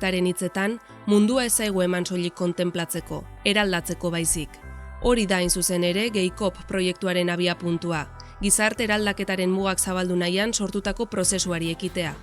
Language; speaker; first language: Basque; native; Basque